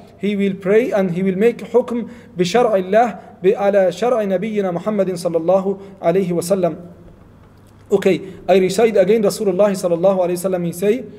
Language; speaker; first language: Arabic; non-native, fluent; Malay